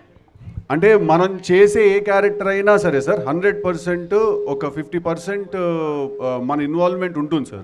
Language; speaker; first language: Telugu; native; Telugu